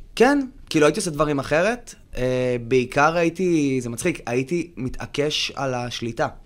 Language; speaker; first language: Hebrew; native; Hebrew